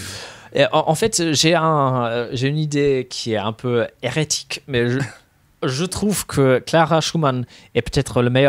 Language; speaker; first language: French; non-native, fluent; English